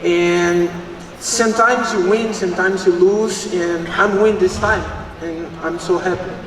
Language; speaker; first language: English; non-native, learner; Portuguese